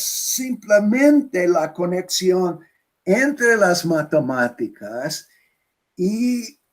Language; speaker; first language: Spanish; non-native, fluent; English